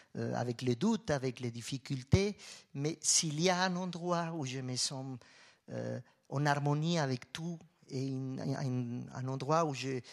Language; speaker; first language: French; non-native, fluent; Spanish